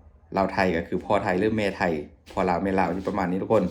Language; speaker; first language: Thai; non-native, local second language; Lao